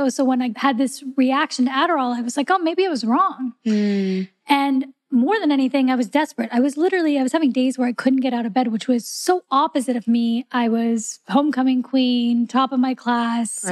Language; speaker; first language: English; native; English